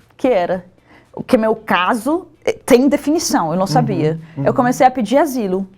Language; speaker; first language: Portuguese; non-native, fluent; Arabic